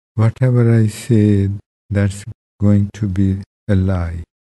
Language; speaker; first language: English; non-native, local second language; Punjabi